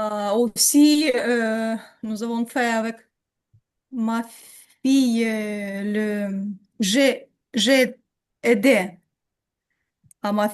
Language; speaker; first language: French; non-native, learner; Ukrainian